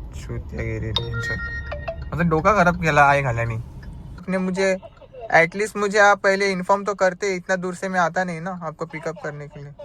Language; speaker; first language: Hindi; non-native, local second language; Marathi